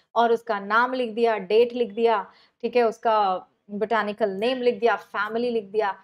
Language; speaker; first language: Hindi; native; Hindi